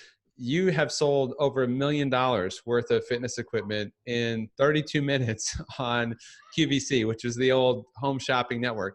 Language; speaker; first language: English; native; English